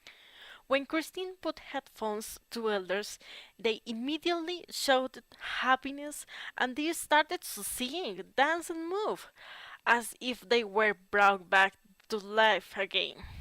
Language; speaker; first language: English; non-native, learner; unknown